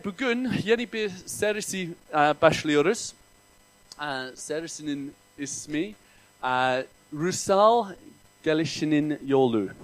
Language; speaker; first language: Turkish; non-native, fluent; English